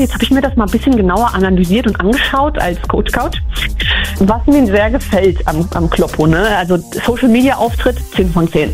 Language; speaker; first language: German; native; German